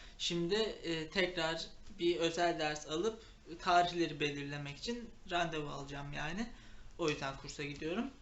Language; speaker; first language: Turkish; native; Turkish